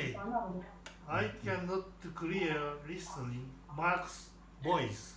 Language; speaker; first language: English; non-native, learner; Japanese